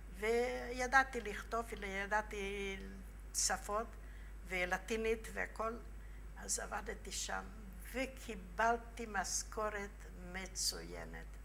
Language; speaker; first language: Hebrew; non-native, fluent; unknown